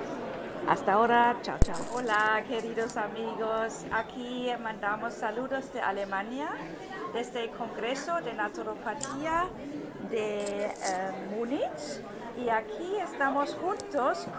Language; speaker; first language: Spanish; non-native, fluent; German